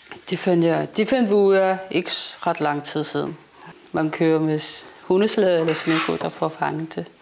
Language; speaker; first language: Danish; non-native, local second language; Kalaallisut